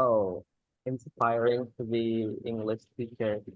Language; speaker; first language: English; non-native, fluent; Indonesian